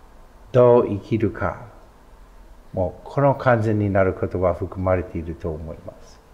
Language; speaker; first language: Japanese; non-native, fluent; English